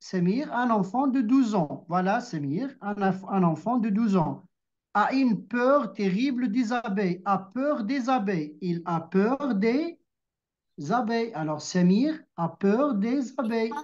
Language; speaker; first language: French; non-native, local second language; Arabic